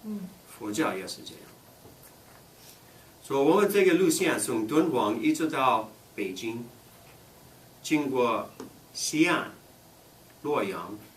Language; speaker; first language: Chinese; non-native, fluent; English